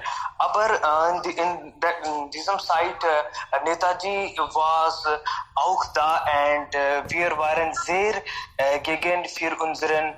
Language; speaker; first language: German; non-native, learner; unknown